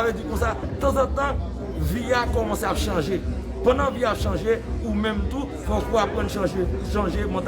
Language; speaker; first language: French; non-native, local second language; Haitian Creole